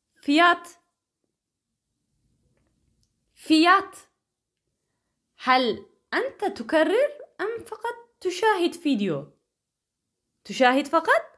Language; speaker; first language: Arabic; non-native, fluent; Turkish